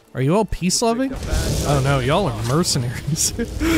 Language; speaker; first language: English; native; English